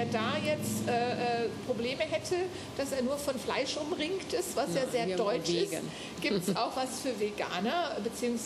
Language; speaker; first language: German; native; German